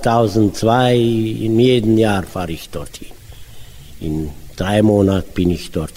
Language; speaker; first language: German; non-native, learner; Romanian